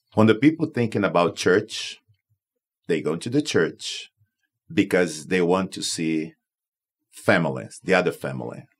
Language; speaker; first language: English; non-native, learner; Portuguese